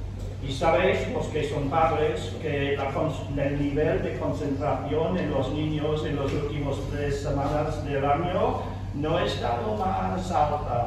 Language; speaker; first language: Spanish; non-native, fluent; English